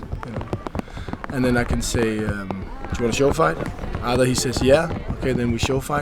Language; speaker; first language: English; non-native, fluent; Danish